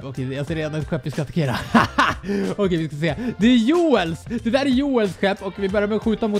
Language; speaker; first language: Swedish; native; Swedish